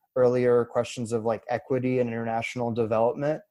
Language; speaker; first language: English; early bilingual, other home language; French